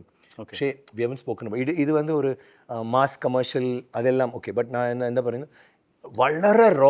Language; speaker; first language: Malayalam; non-native, fluent; Tamil